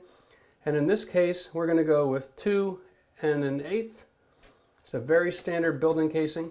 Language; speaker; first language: English; native; English